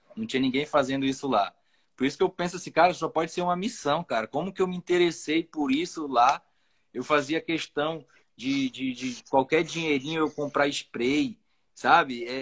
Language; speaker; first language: Portuguese; native; Portuguese